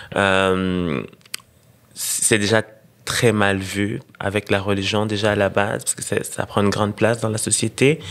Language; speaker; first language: French; non-native, local second language; Rundi